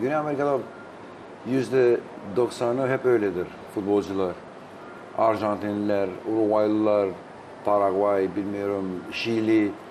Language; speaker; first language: Turkish; non-native, fluent; Albanian